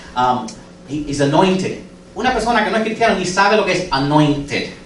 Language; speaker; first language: Spanish; non-native, fluent; English